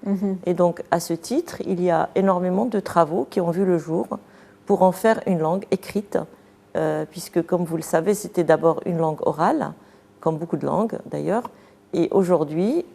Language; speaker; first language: French; non-native, local second language; Arabic